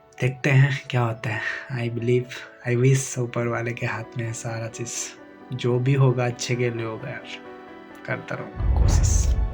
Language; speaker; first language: Hindi; non-native, local second language; Assamese